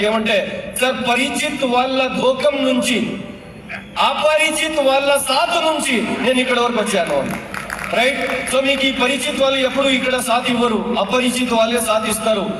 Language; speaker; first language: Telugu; non-native, local second language; Urdu